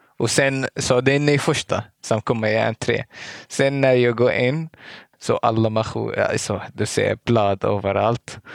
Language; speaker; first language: Swedish; non-native, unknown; Arabic